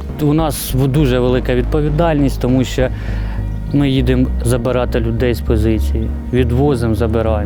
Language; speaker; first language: Ukrainian; non-native, local second language; Russian